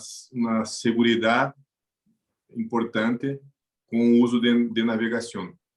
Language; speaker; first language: Spanish; non-native, learner; Portuguese